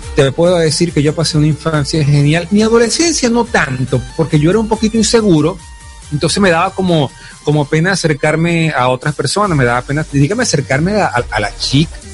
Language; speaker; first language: Spanish; native; Spanish